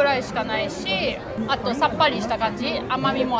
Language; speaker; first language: Japanese; non-native, fluent; German